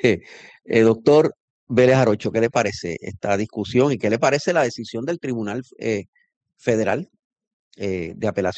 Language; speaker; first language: Spanish; native; Spanish